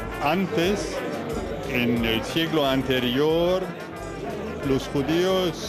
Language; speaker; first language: Spanish; non-native, fluent; German